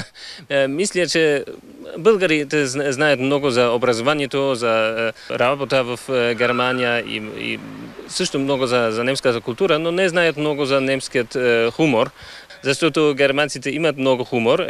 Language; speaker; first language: Bulgarian; non-native, fluent; German